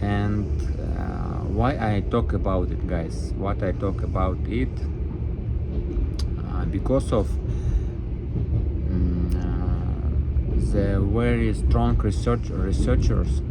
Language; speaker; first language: English; non-native, learner; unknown